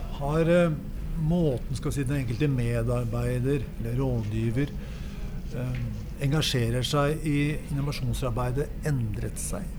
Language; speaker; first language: Norwegian; native; Norwegian